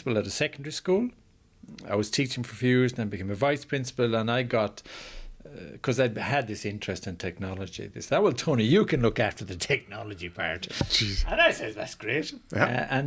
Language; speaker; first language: English; native; English